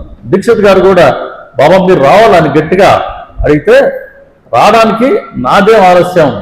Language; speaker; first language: Telugu; native; Telugu